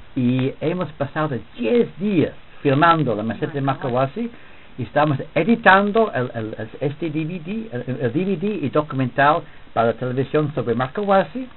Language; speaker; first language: Spanish; non-native, fluent; English